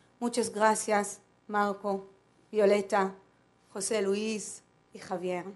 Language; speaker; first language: Spanish; non-native, fluent; Hebrew